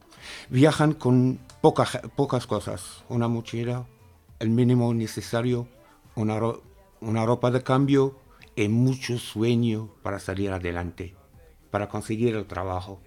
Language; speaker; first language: Spanish; non-native, fluent; Arabic